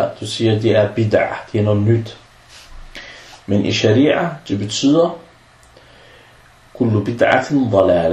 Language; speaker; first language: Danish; non-native, fluent; Arabic